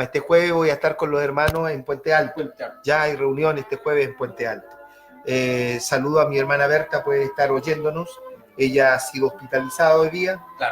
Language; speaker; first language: Spanish; native; Spanish